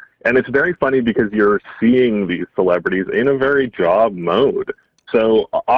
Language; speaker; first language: English; native; English